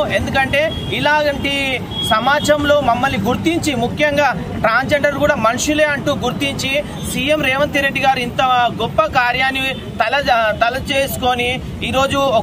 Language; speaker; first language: Telugu; native; Telugu